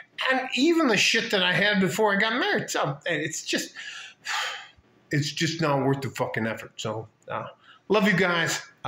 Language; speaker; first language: English; native; English